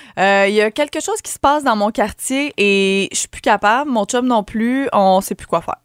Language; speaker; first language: French; native; French